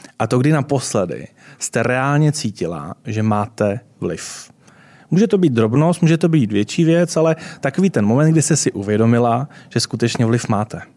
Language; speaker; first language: Czech; native; Czech